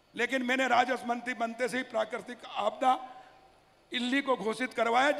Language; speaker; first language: Hindi; native; Hindi